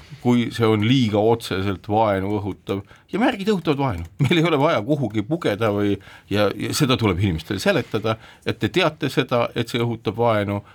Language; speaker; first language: Estonian; native; Estonian